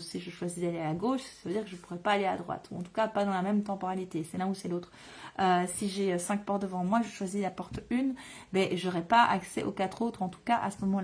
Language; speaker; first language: French; native; French